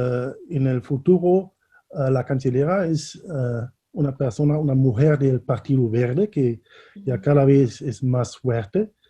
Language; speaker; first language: Spanish; non-native, fluent; German